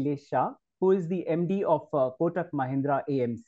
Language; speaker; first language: English; non-native, local second language; Marathi